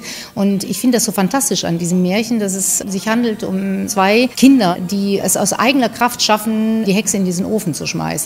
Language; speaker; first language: German; native; German